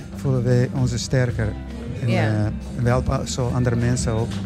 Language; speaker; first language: Dutch; non-native, fluent; Portuguese